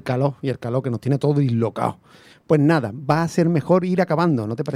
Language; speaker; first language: Spanish; native; Spanish